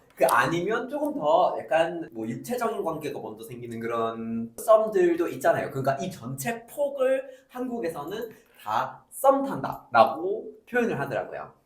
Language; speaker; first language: Korean; non-native, fluent; English